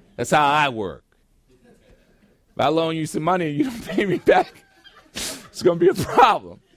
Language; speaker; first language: English; native; English